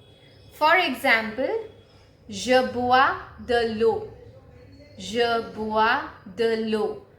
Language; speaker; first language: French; non-native, fluent; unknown